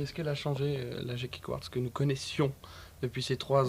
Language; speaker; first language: French; native; French